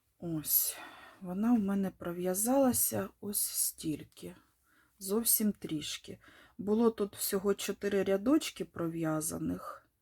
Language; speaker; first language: Ukrainian; non-native, local second language; Russian